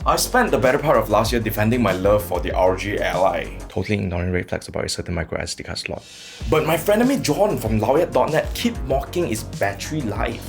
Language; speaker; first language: English; native; English